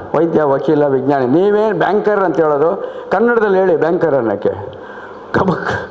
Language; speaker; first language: Kannada; native; Kannada